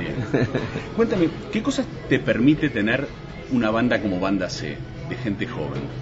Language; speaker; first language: Spanish; native; Spanish